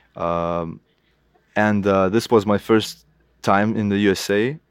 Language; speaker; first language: English; non-native, fluent; Lithuanian